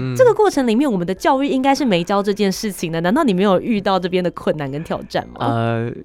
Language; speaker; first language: Chinese; native; Chinese